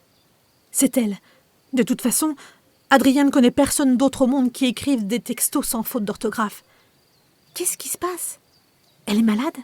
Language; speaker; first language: French; native; French